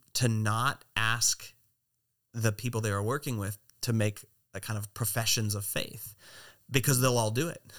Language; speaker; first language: English; native; English